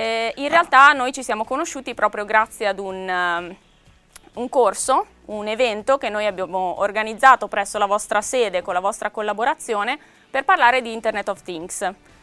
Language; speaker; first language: Italian; native; Italian